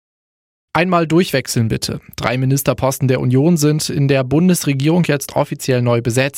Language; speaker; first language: German; native; German